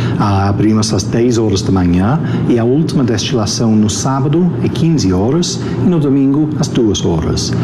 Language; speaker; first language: Portuguese; non-native, fluent; English